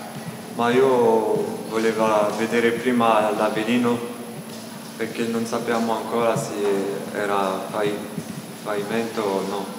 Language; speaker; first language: Italian; non-native, learner; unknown